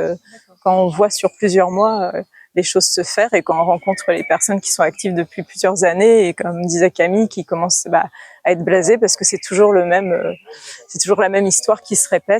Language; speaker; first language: French; native; French